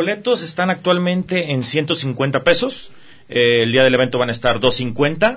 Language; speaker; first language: Spanish; native; Spanish